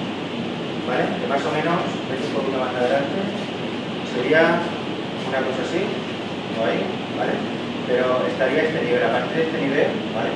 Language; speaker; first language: Spanish; native; Spanish